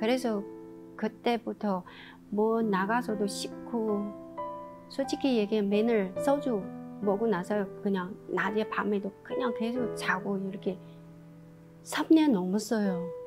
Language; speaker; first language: Korean; non-native, learner; Chinese